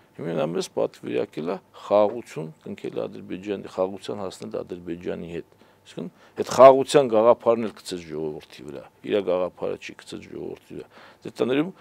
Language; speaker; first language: Armenian; native; Armenian